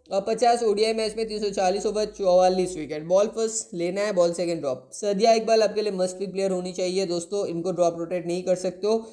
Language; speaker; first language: Hindi; non-native, local second language; Bangla